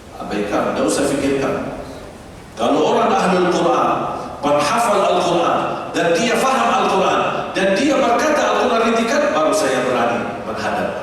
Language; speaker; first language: Indonesian; non-native, fluent; Arabic